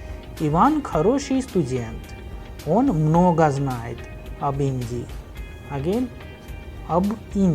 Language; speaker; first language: Russian; non-native, fluent; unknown